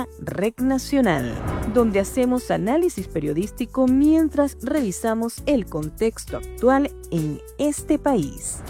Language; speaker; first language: Spanish; native; Spanish